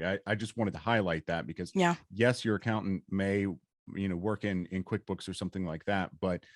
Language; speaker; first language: English; native; English